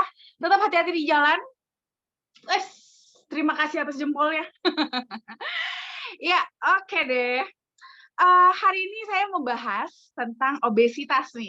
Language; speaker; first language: Indonesian; native; Indonesian